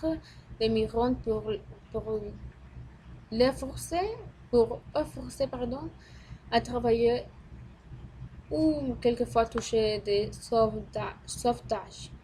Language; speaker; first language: French; non-native, learner; Spanish